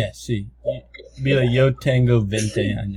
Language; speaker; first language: Spanish; non-native, learner; English